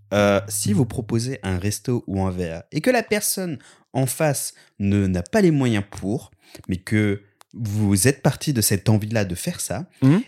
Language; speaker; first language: French; native; French